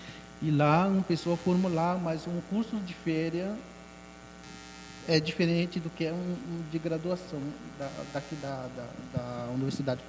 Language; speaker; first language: Portuguese; non-native, local second language; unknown